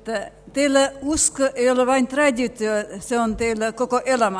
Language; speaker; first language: Finnish; non-native, fluent; Russian